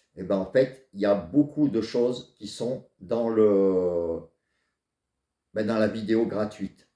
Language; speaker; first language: French; native; French